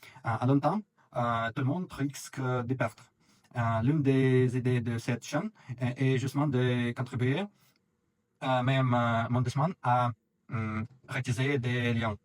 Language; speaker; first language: French; non-native, learner; Russian